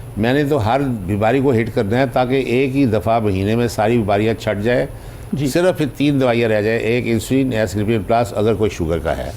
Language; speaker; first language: Urdu; non-native, local second language; Punjabi